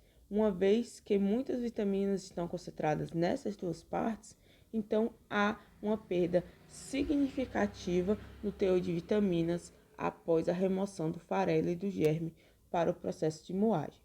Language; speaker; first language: Portuguese; native; Portuguese